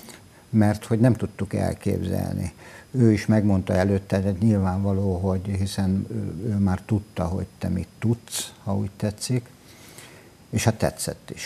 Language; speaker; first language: Hungarian; native; Hungarian